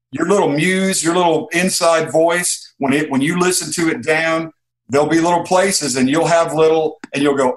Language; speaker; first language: English; native; English